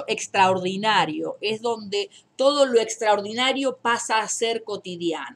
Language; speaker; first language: Spanish; native; Spanish